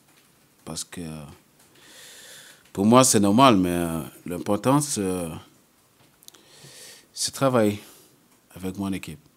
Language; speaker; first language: French; non-native, learner; English